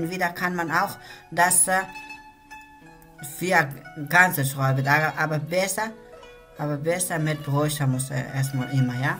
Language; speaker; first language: German; non-native, learner; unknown